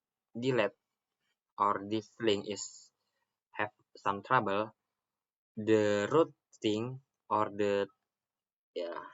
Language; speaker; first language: English; non-native, learner; Indonesian